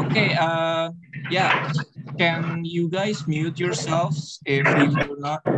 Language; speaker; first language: English; non-native, fluent; Indonesian